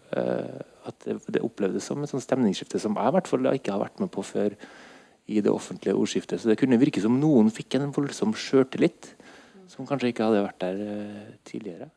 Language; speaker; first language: Norwegian; native; Norwegian